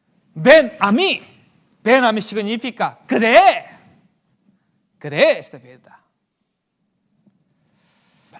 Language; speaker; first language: Spanish; non-native, fluent; Korean